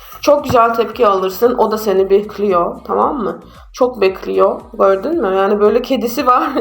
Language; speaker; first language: Turkish; non-native, fluent; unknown